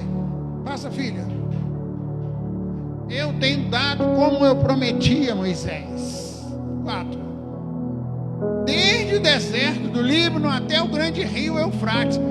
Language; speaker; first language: Portuguese; native; Portuguese